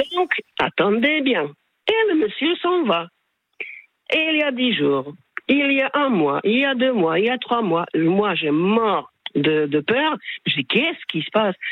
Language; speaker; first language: French; non-native, fluent; Slovak